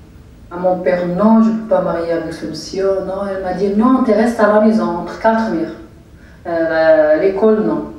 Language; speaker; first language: French; non-native, learner; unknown